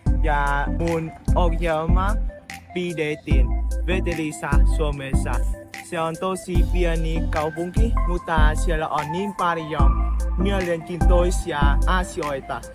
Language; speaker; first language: Finnish; non-native, learner; Vietnamese